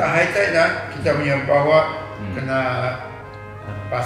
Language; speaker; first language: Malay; non-native, local second language; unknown